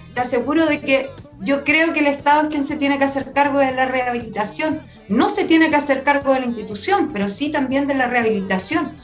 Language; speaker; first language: Spanish; native; Spanish